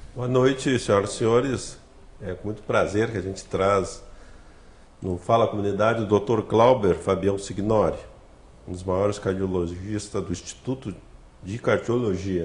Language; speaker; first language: Portuguese; native; Portuguese